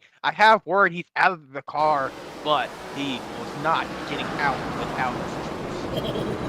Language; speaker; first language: English; native; English